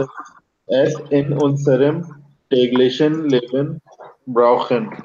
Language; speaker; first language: German; non-native, learner; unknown